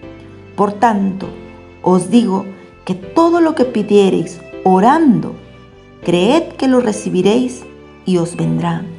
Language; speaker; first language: Spanish; native; Spanish